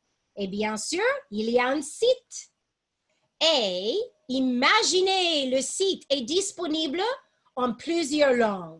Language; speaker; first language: French; non-native, fluent; English